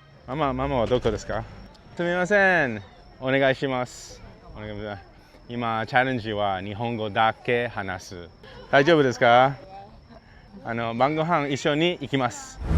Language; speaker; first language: Japanese; non-native, learner; Chinese